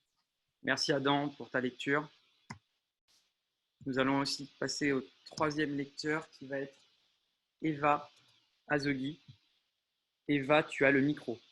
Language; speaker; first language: French; native; French